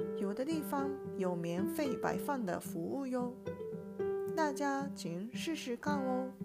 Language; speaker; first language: Chinese; non-native, learner; Japanese